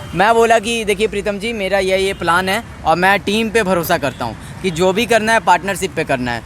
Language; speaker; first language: Hindi; native; Hindi